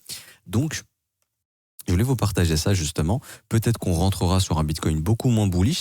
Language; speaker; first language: French; native; French